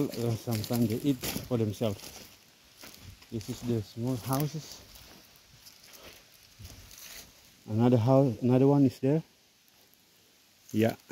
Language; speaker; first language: English; non-native, learner; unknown